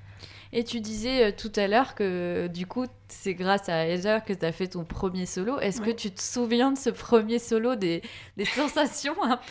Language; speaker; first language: French; native; French